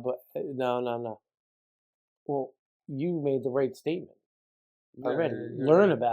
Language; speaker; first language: English; native; English